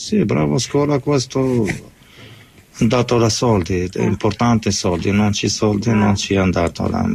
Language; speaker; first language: Italian; non-native, learner; Arabic